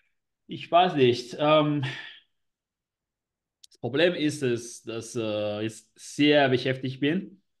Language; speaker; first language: German; non-native, learner; Spanish